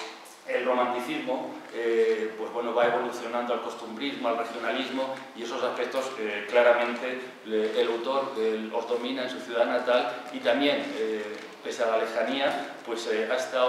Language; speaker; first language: Spanish; native; Spanish